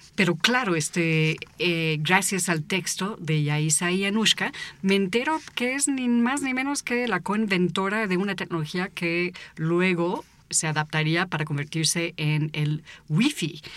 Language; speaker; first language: Spanish; non-native, fluent; English